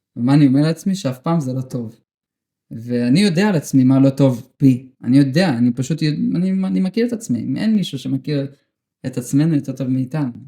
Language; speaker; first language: Hebrew; early bilingual, other home language; Russian